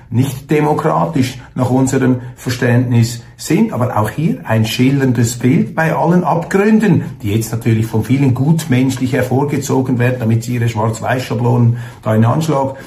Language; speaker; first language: German; native; German